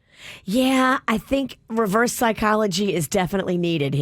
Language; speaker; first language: English; native; English